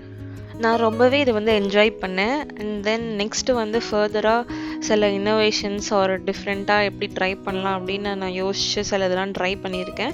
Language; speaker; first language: Tamil; native; Tamil